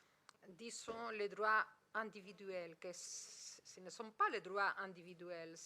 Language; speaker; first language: French; non-native, fluent; Spanish